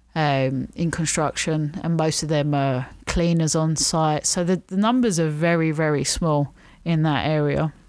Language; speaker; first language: English; native; English